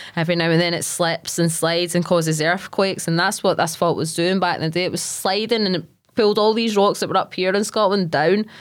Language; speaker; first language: English; native; English